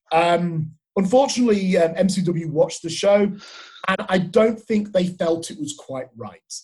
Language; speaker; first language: English; native; English